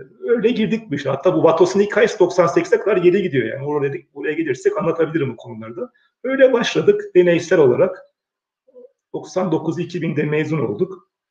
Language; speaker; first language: Turkish; early bilingual, heritage; Turkish